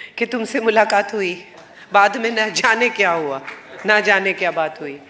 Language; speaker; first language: Hindi; non-native, local second language; Gujarati